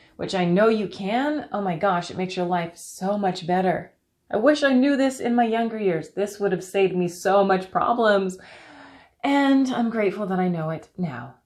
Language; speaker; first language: English; native; English